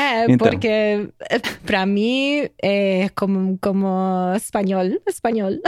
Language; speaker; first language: Portuguese; non-native, learner; English